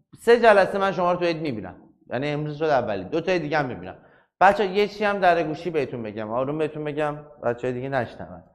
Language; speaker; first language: Persian; native; Persian